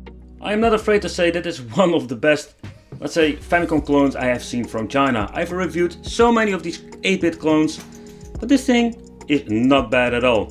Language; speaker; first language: English; non-native, fluent; Dutch